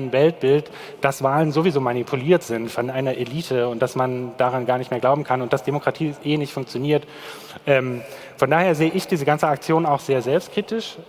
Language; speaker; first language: German; native; German